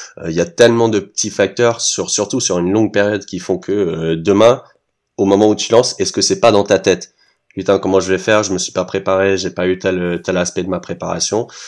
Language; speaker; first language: French; early bilingual, heritage; French